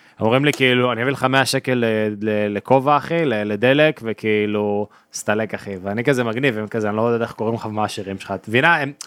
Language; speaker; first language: Hebrew; native; Hebrew